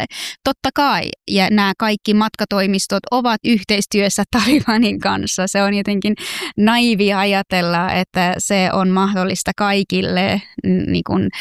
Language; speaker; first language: Finnish; early bilingual, other home language; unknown